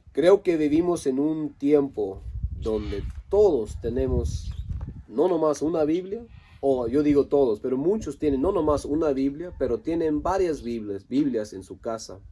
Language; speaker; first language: Spanish; non-native, local second language; Low German